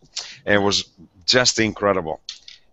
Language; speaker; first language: English; non-native, fluent; Italian